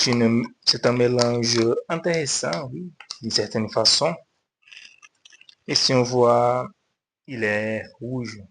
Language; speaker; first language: French; non-native, learner; Portuguese